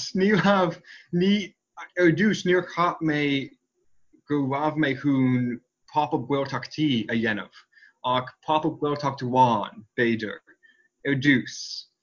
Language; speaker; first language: Irish; non-native, fluent; English